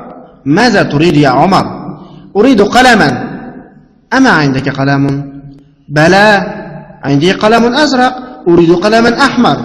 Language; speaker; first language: Arabic; non-native, fluent; Uyghur